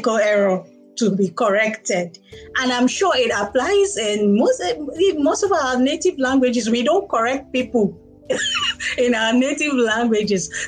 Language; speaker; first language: English; non-native, local second language; Igbo